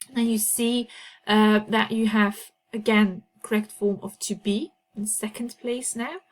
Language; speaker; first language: English; non-native, fluent; Dutch